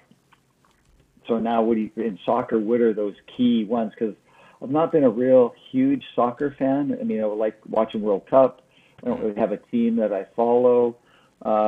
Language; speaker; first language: English; native; English